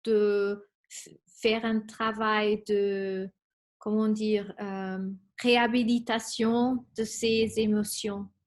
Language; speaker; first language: French; non-native, fluent; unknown